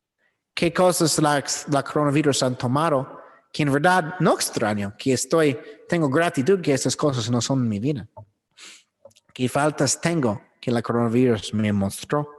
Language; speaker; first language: Spanish; non-native, learner; English